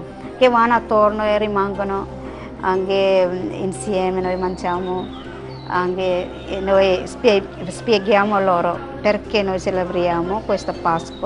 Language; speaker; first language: Italian; non-native, learner; Malayalam